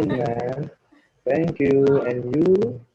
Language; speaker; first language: English; non-native, learner; Indonesian